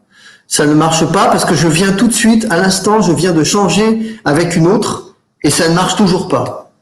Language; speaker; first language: French; native; French